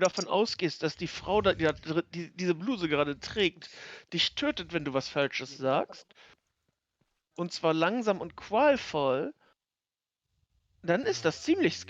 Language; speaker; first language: German; native; German